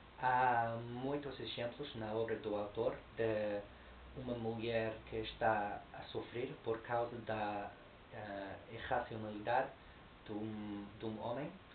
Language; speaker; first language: Portuguese; non-native, learner; English